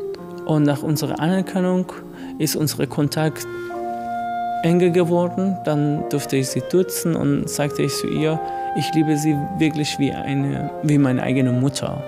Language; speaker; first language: German; non-native, fluent; Persian